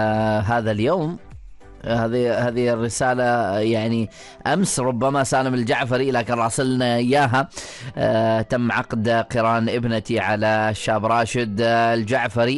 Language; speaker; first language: Arabic; native; Arabic